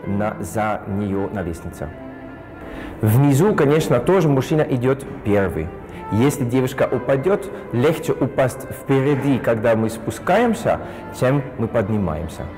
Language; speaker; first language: Russian; non-native, fluent; Dutch